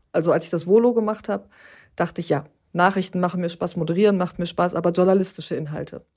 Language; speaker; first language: German; early bilingual, other home language; Turkish